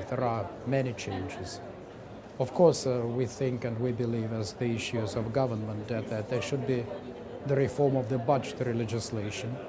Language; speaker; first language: English; non-native, fluent; Russian